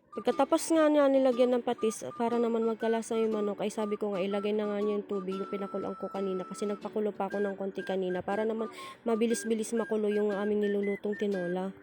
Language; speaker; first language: Filipino; non-native, local second language; Bikol